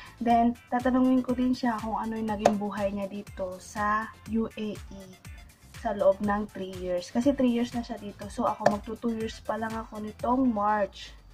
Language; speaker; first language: Filipino; native; Filipino